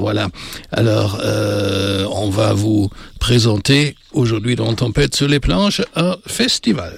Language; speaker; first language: French; native; French